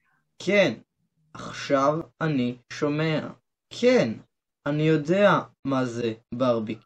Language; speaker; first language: Hebrew; non-native, learner; Turkish